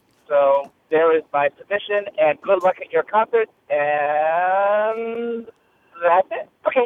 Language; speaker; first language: English; native; English